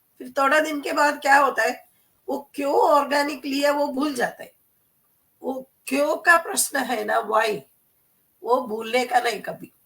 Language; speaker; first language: Hindi; non-native, local second language; Malayalam